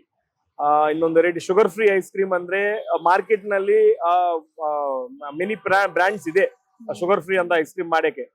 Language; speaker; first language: Kannada; non-native, learner; Telugu